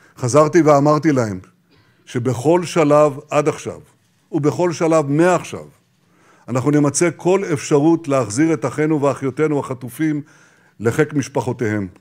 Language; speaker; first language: Hebrew; native; Hebrew